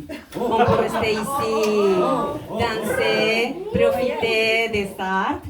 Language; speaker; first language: French; non-native, learner; Spanish